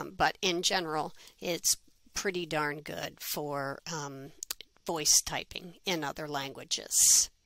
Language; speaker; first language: English; native; English